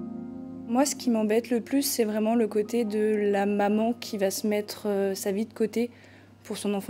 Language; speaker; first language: French; native; French